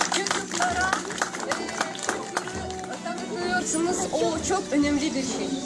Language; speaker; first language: Turkish; non-native, learner; Lithuanian